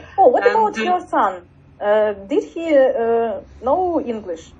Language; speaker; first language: English; non-native, learner; Russian